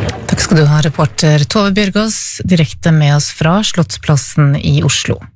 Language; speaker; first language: Norwegian; native; Norwegian